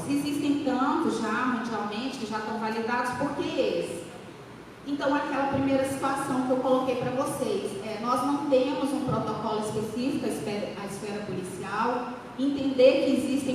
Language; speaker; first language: Portuguese; native; Portuguese